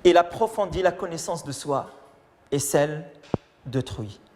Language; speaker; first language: French; non-native, local second language; Arabic